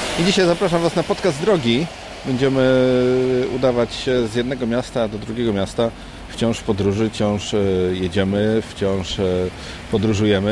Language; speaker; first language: Polish; native; Polish